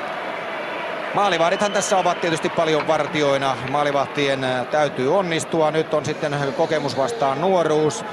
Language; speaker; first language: Finnish; native; Finnish